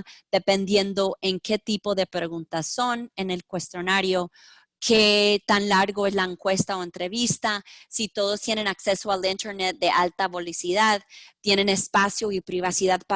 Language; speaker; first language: Spanish; early bilingual, heritage; Spanish